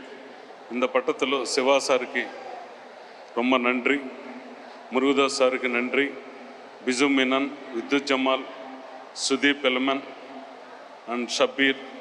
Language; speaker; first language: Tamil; non-native, learner; Telugu